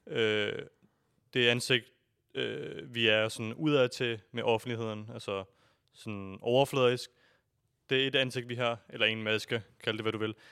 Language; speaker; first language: Danish; early bilingual, other home language; Urdu